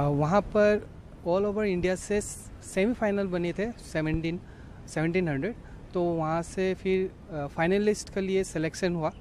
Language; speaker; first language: Hindi; non-native, local second language; Assamese